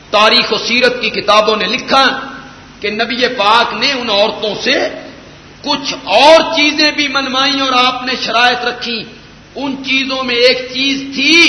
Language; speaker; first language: Urdu; non-native, local second language; Punjabi